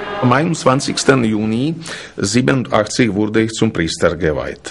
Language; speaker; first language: German; non-native, fluent; Romanian